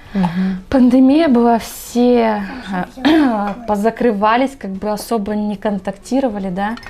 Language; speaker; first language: Russian; native; Russian